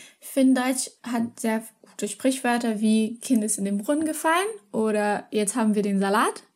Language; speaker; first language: German; non-native, fluent; Portuguese